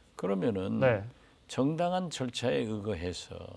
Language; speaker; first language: Korean; native; Korean